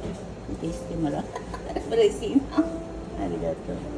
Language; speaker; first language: Japanese; non-native, learner; Filipino